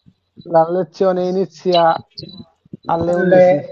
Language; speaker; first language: Italian; non-native, learner; Bangla